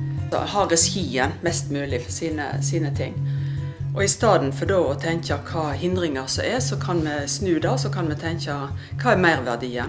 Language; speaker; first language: Norwegian; native; Norwegian